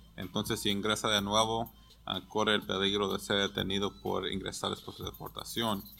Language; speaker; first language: Spanish; early bilingual, heritage; Spanish